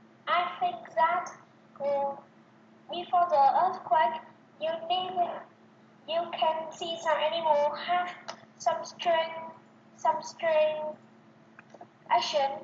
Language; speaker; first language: English; non-native, learner; Vietnamese